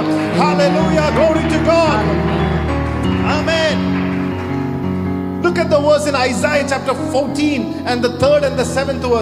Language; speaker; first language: English; non-native, local second language; Malayalam